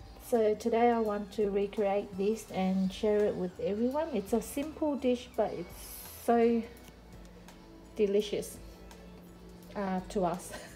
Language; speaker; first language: English; early bilingual, other home language; Vietnamese